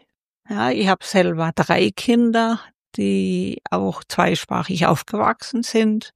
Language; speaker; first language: German; non-native, fluent; Spanish